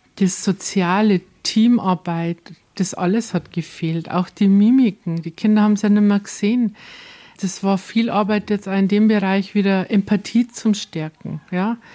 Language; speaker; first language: German; native; German